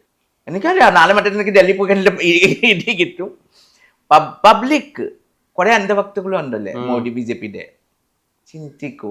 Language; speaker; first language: Malayalam; non-native, fluent; Assamese